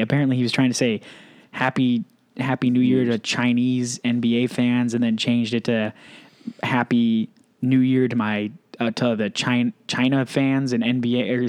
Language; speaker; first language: English; native; English